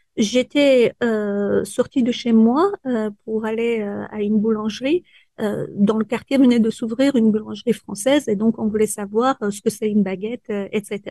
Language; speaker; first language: French; early bilingual, other home language; Persian